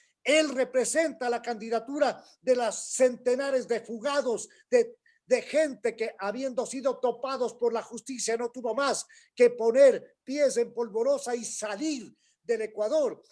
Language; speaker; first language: Spanish; native; Spanish